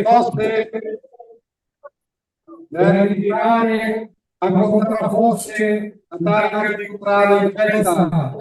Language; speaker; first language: Italian; native; Italian